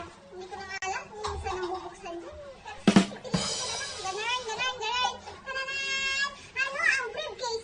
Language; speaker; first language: Filipino; non-native, local second language; Iloko